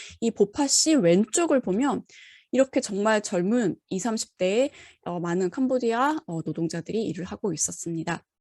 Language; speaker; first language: Korean; native; Korean